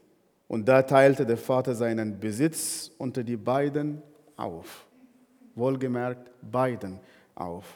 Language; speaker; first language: German; non-native, fluent; Arabic